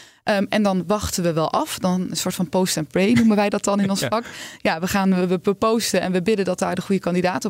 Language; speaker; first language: Dutch; native; Dutch